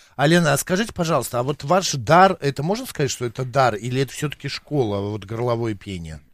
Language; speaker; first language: Russian; native; Russian